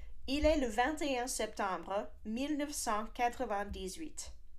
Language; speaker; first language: French; non-native, fluent; English